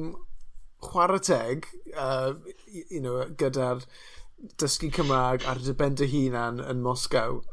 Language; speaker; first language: Welsh; non-native, local second language; English